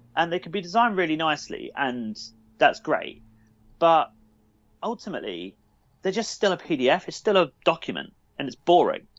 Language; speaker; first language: English; native; English